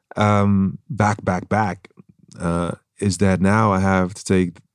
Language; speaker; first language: English; non-native, fluent; German